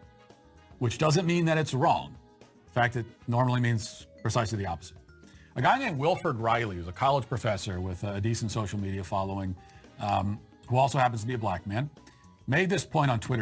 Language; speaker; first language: English; native; English